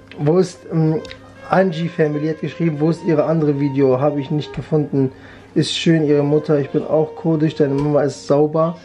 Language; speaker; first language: German; early bilingual, other home language; Kurdish